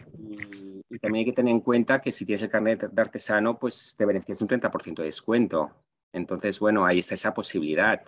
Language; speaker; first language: Spanish; non-native, local second language; Catalan